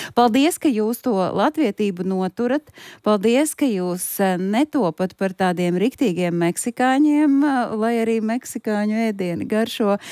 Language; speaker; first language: Latvian; native; Latvian